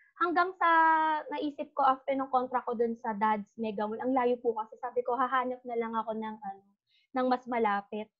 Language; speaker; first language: Filipino; native; Filipino